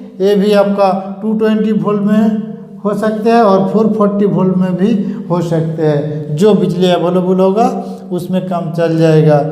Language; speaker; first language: Hindi; non-native, local second language; Bangla